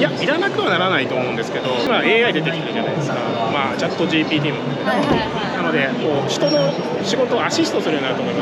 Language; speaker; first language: Japanese; native; Japanese